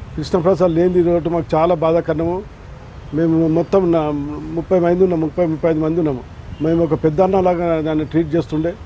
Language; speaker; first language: Telugu; native; Telugu